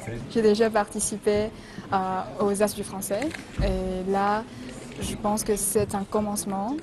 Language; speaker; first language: French; non-native, fluent; Chinese